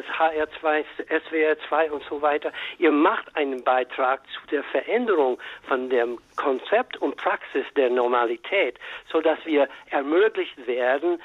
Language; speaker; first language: German; non-native, fluent; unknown